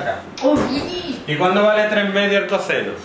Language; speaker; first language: Spanish; native; Spanish